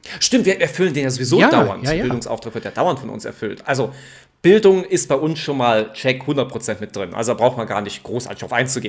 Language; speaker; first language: German; native; German